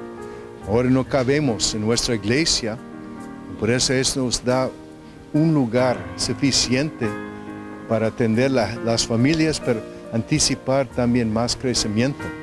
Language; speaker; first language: Spanish; non-native, fluent; English